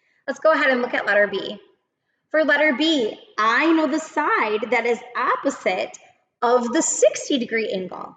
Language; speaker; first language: English; native; English